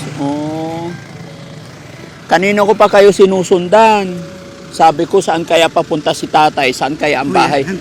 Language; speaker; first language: Filipino; native; Filipino